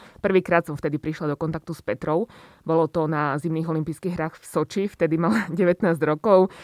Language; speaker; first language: Slovak; native; Slovak